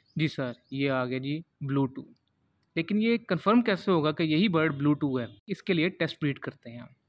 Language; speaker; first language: Urdu; non-native, local second language; Punjabi